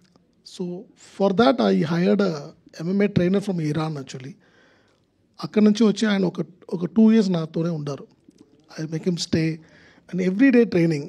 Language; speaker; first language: Telugu; non-native, learner; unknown